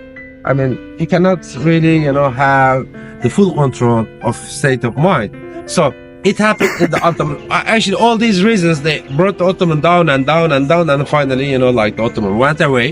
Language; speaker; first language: English; non-native, fluent; Turkish